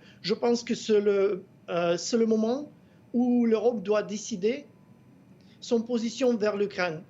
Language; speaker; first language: French; non-native, fluent; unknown